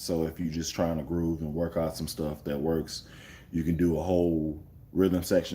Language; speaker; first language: English; native; English